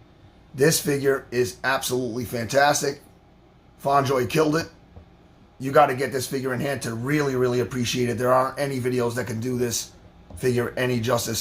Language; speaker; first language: English; native; English